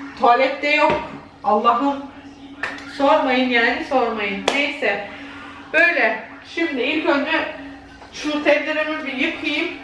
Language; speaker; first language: Turkish; early bilingual, heritage; Turkish